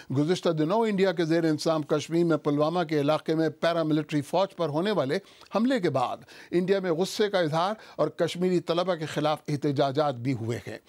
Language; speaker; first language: Urdu; native; Urdu